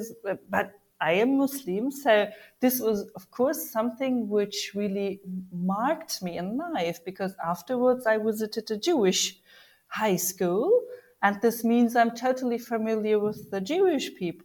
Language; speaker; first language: English; non-native, fluent; German